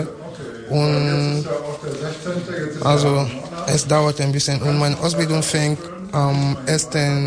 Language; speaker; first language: German; non-native, fluent; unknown